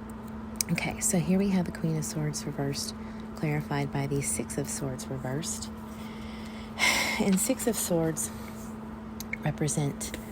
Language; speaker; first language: English; native; English